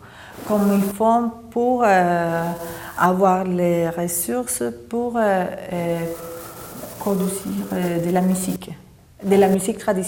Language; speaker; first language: French; non-native, fluent; Spanish